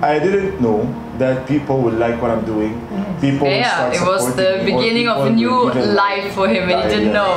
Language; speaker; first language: English; non-native, fluent; Arabic